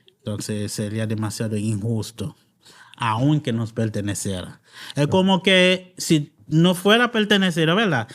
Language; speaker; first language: Spanish; non-native, fluent; Haitian Creole